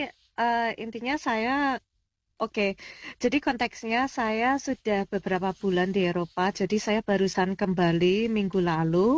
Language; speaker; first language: Indonesian; early bilingual, heritage; Indonesian